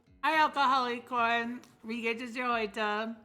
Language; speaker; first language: German; non-native, learner; English